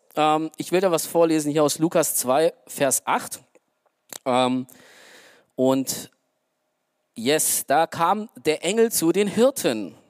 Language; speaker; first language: German; early bilingual, other home language; Romanian